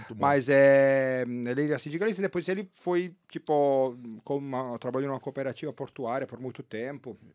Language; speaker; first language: Portuguese; non-native, fluent; Italian